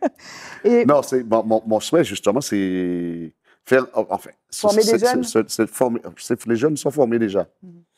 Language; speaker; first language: French; native; French